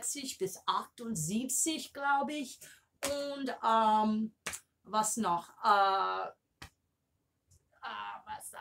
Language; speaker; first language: German; non-native, learner; English